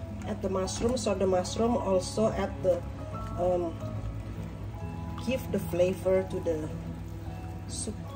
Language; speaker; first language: English; non-native, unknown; Indonesian